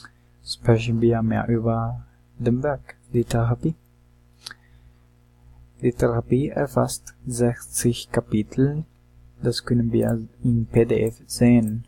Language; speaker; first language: German; non-native, learner; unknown